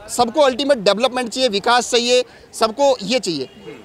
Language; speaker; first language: Hindi; native; Hindi